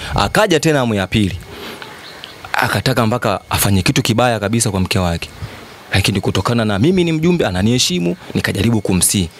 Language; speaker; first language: Swahili; native; Swahili